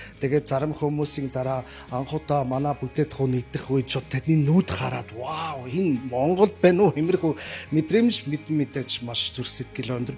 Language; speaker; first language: Mongolian; non-native, learner; German